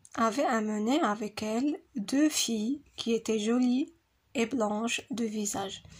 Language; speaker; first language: French; non-native, local second language; Arabic